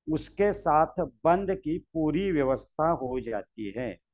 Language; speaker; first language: Hindi; non-native, local second language; Marathi